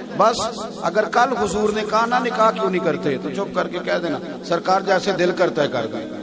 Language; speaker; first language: Urdu; non-native, local second language; Punjabi